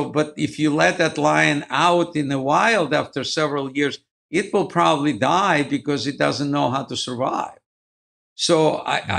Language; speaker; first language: English; non-native, fluent; Ukrainian